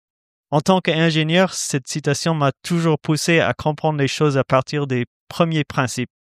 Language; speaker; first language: French; non-native, fluent; English